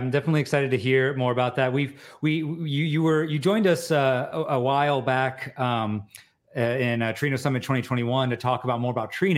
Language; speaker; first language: English; native; English